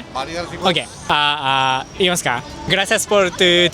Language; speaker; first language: Spanish; non-native, learner; Japanese